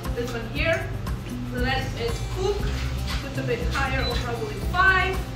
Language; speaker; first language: English; non-native, fluent; Romanian